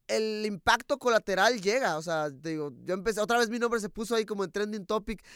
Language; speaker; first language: Spanish; native; Spanish